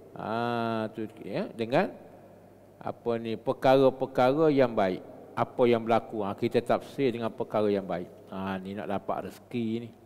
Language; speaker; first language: Malay; native; Malay